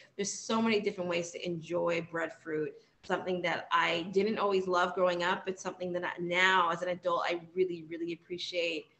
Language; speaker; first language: English; native; English